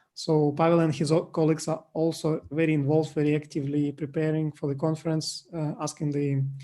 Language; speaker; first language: English; non-native, fluent; Russian